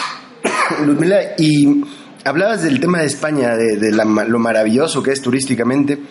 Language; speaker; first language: Spanish; native; Spanish